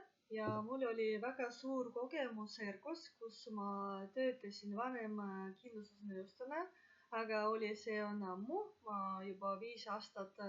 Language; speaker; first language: Estonian; non-native, local second language; Russian